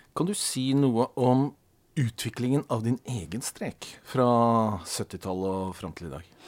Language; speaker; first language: Norwegian; native; Norwegian